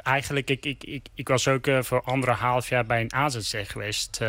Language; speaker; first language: Dutch; non-native, learner; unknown